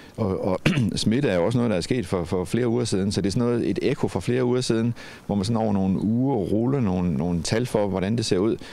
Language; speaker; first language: Danish; native; Danish